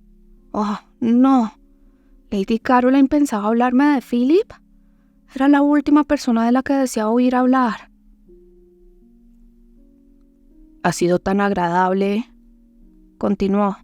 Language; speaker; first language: Spanish; native; Spanish